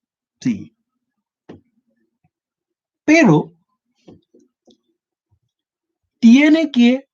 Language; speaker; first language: Spanish; non-native, learner; Haitian Creole